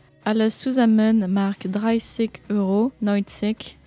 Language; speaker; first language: German; non-native, learner; French